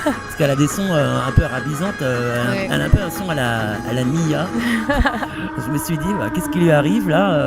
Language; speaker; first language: French; native; French